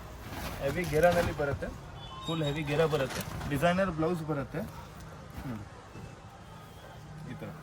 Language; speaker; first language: Kannada; non-native, local second language; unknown